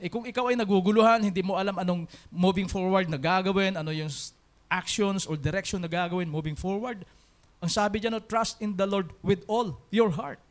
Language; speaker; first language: Filipino; non-native, local second language; Hiligaynon